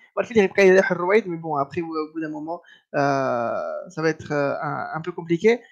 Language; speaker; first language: French; non-native, local second language; Arabic